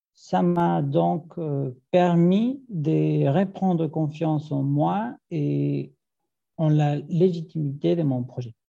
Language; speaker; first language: French; non-native, fluent; Spanish